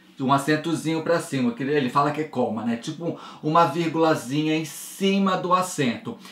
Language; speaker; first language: Portuguese; native; Portuguese